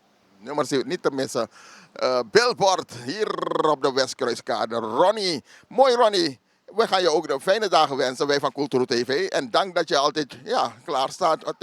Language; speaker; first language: Dutch; native; Dutch